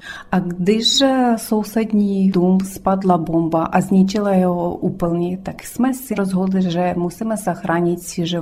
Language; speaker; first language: Czech; early bilingual, other home language; Ukrainian